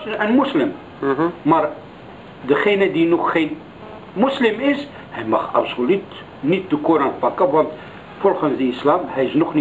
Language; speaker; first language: Dutch; non-native, learner; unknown